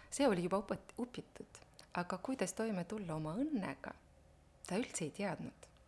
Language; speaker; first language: Estonian; non-native, local second language; Russian